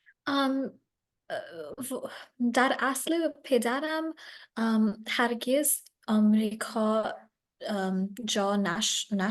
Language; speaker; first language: Persian; non-native, learner; English